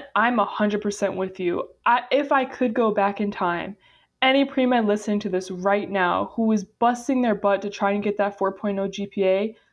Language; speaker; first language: English; native; English